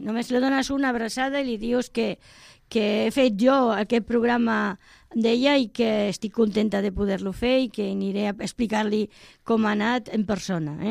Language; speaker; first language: Catalan; non-native, local second language; Spanish